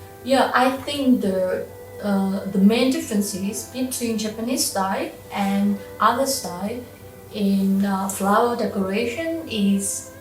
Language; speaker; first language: English; non-native, local second language; Vietnamese